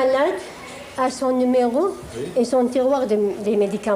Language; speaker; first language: French; non-native, fluent; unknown